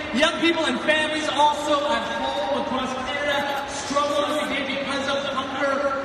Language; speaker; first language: English; native; English